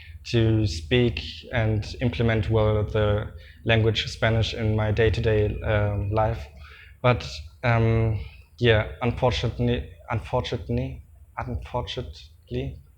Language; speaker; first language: English; non-native, fluent; German